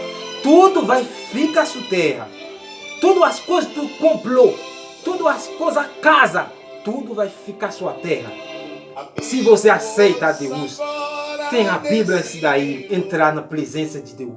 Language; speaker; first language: Portuguese; non-native, learner; Haitian Creole